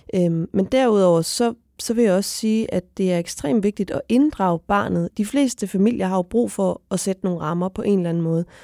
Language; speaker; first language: Danish; native; Danish